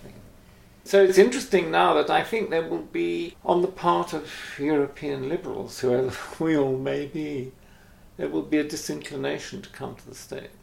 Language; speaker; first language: English; native; English